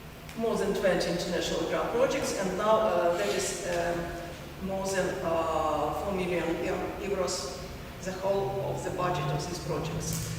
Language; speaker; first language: English; non-native, learner; Ukrainian